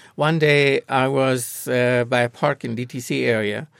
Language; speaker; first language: English; non-native, fluent; Persian